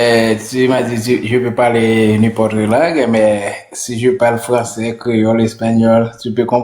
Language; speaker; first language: French; non-native, learner; Haitian Creole